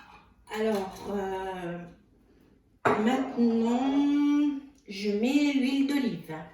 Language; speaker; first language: French; non-native, fluent; Arabic